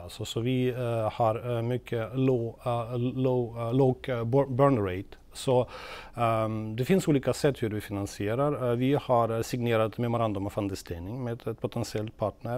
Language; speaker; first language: Swedish; non-native, fluent; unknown